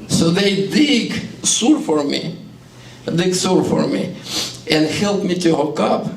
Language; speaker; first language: English; non-native, learner; Estonian